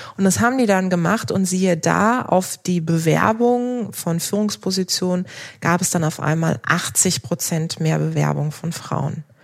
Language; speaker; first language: German; early bilingual, other home language; Turkish